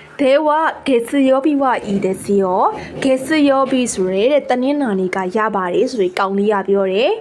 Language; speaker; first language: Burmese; native; Burmese